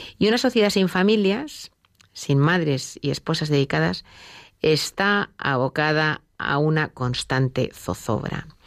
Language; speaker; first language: Spanish; native; Spanish